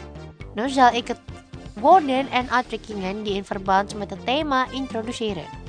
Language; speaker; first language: Dutch; non-native, fluent; Indonesian